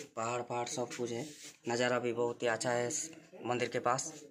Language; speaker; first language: Hindi; non-native, local second language; Odia